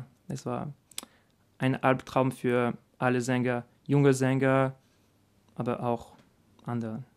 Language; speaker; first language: German; non-native, learner; French